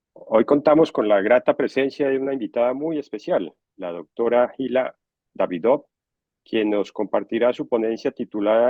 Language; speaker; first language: Spanish; native; Spanish